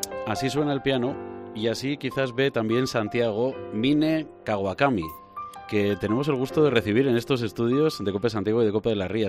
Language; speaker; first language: Spanish; native; Spanish